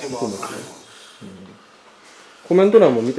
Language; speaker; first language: Japanese; native; Japanese